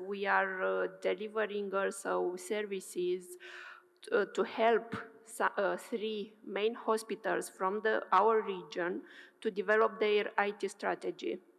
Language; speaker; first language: English; non-native, fluent; Romanian